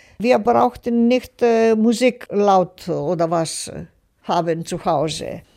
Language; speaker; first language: German; non-native, learner; Greek